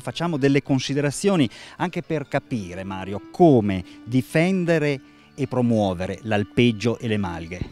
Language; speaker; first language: Italian; native; Italian